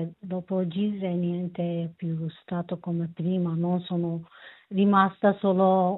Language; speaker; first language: Italian; non-native, learner; Kurdish